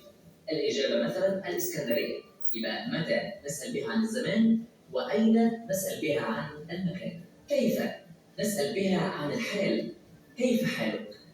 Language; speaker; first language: Arabic; native; Arabic